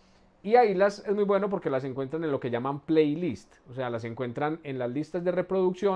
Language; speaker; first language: Spanish; native; Spanish